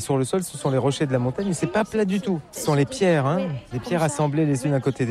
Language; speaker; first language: French; native; French